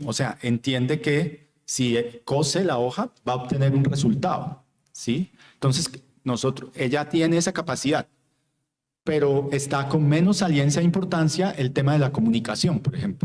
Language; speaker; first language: Spanish; native; Spanish